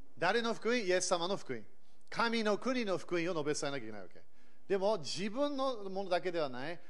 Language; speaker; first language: Japanese; early bilingual, other home language; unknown